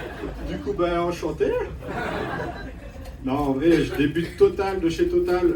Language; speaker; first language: French; native; French